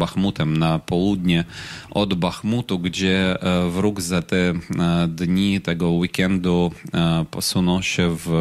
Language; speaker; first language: Polish; non-native, fluent; Ukrainian